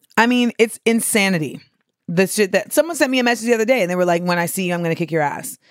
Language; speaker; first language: English; native; English